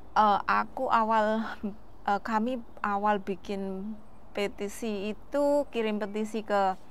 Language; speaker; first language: Indonesian; non-native, local second language; Javanese